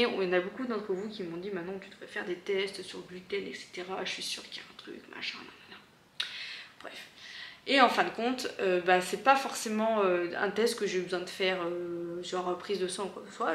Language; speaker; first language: French; native; French